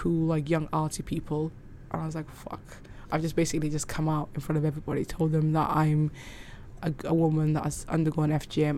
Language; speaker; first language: English; native; English